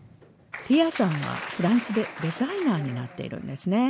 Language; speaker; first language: Japanese; native; Japanese